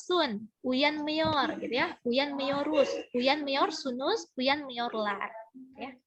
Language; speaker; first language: Turkish; non-native, fluent; Indonesian